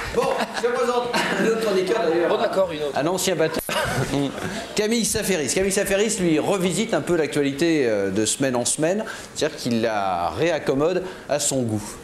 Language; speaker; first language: French; native; French